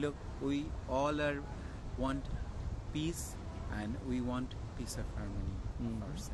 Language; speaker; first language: English; non-native, learner; Bangla